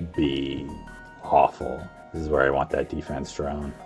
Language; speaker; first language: English; native; English